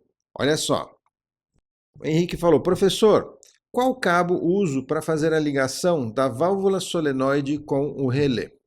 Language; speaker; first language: Portuguese; native; Portuguese